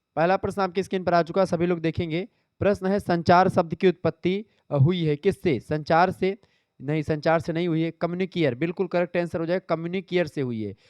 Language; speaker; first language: Hindi; native; Hindi